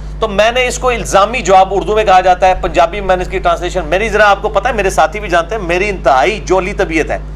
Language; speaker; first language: Urdu; non-native, local second language; Punjabi